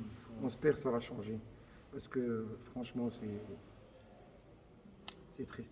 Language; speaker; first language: French; non-native, fluent; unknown